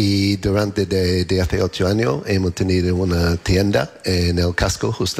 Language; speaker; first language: Spanish; non-native, learner; English